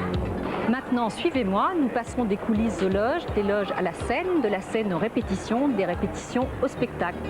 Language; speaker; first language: French; native; French